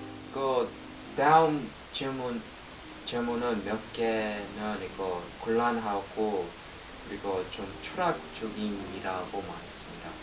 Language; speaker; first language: Korean; non-native, learner; English